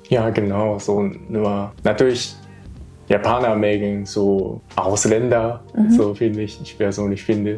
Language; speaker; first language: German; non-native, learner; Japanese